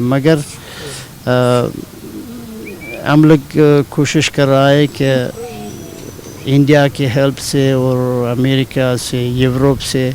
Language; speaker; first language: Hindi; non-native, learner; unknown